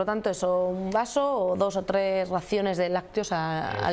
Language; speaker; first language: Spanish; native; Spanish